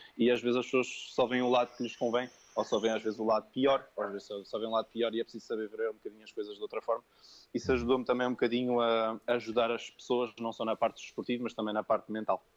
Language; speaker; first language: Portuguese; early bilingual, other home language; French